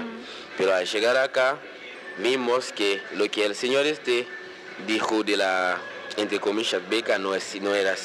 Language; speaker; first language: Spanish; non-native, local second language; Haitian Creole